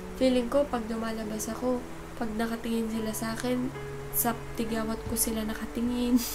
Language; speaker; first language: Filipino; native; Filipino